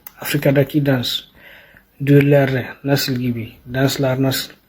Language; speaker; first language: Turkish; non-native, fluent; Fula